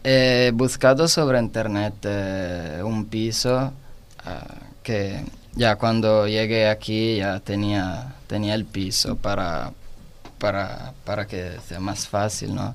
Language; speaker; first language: Spanish; non-native, learner; Italian